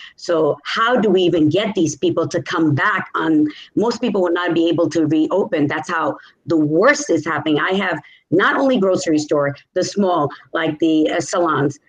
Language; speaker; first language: English; native; English